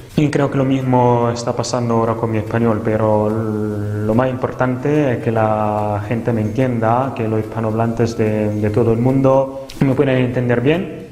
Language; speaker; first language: Spanish; non-native, fluent; Italian